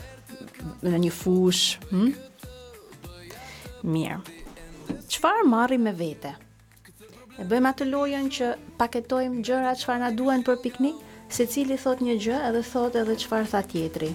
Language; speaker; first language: Albanian; native; Albanian